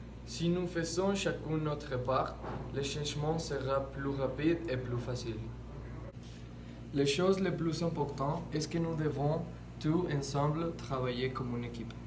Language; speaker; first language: French; non-native, learner; Spanish